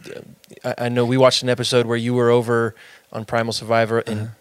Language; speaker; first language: English; early bilingual, other home language; Spanish